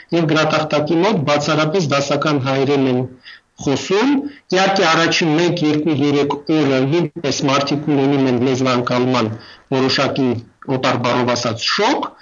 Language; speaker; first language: Armenian; non-native, fluent; Russian